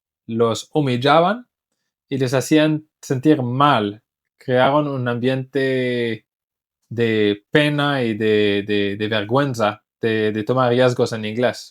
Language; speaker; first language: Spanish; non-native, fluent; English